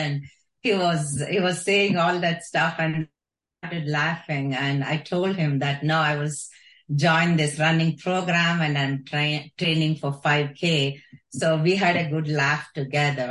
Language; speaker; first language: English; non-native, local second language; Kannada